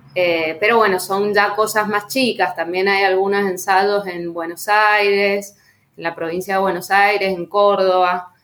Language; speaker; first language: Spanish; native; Spanish